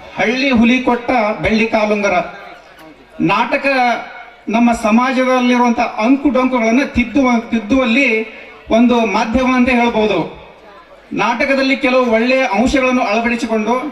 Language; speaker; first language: Kannada; non-native, local second language; Lambadi